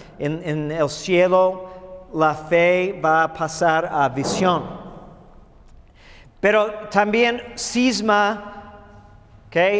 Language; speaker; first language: Spanish; non-native, fluent; English